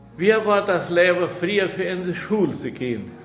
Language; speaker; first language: German; early bilingual, heritage; Portuguese